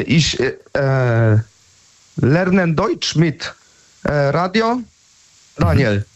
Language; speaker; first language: German; non-native, learner; Polish